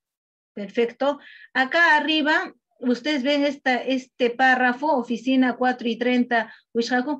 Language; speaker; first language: Spanish; non-native, local second language; Quechua